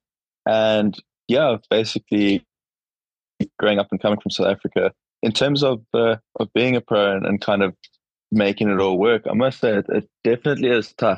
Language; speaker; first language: English; native; English